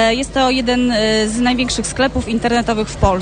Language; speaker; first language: Polish; native; Polish